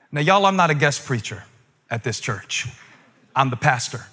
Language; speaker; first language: English; native; English